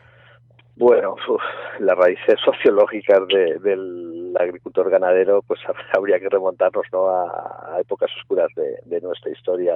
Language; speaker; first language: Spanish; native; Spanish